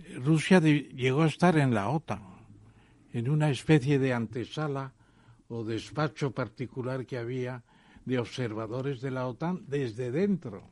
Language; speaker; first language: Spanish; native; Spanish